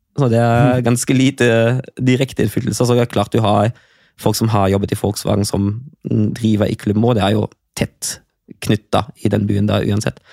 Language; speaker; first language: Norwegian; non-native, fluent; German